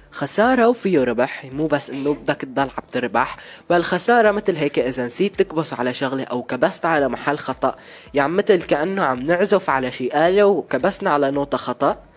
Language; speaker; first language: Arabic; native; Arabic